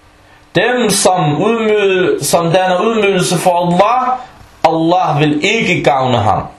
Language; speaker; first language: Danish; non-native, fluent; Arabic